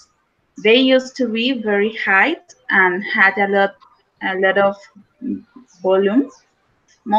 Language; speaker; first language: English; non-native, learner; Spanish